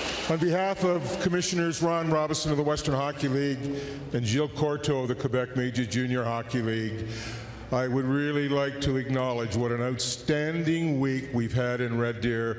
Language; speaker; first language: English; native; English